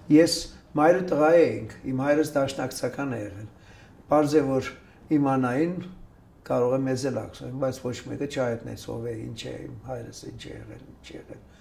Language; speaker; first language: Armenian; early bilingual, other home language; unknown